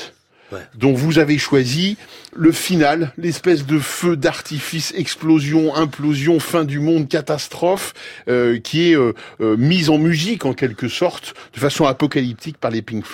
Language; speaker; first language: French; native; French